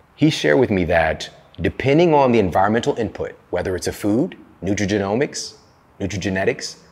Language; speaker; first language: English; native; English